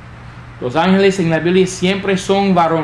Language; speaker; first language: Spanish; non-native, fluent; English